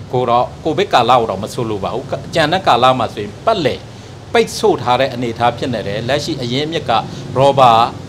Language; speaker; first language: Burmese; non-native, local second language; Mon